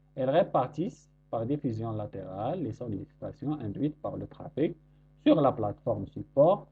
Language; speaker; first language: French; non-native, local second language; Arabic